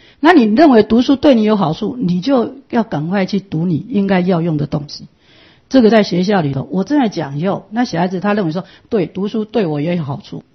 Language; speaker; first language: Chinese; non-native, local second language; Min Nan Chinese